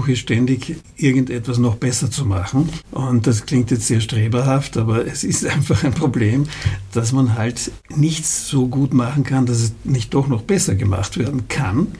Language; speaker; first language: German; native; German